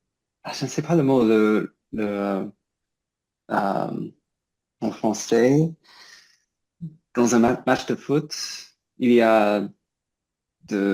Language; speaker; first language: French; non-native, learner; English